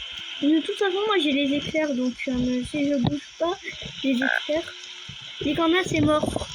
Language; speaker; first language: French; native; French